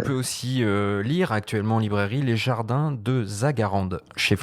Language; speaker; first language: French; native; French